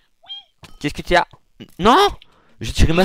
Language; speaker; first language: French; native; French